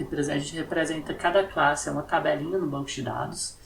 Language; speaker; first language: Portuguese; native; Portuguese